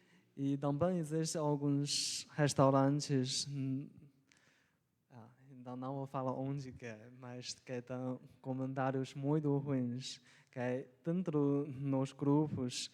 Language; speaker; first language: Portuguese; non-native, local second language; Chinese